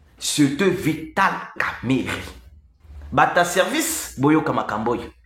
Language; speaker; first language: Lingala; non-native, local second language; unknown